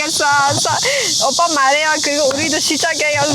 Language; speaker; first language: Korean; non-native, learner; Persian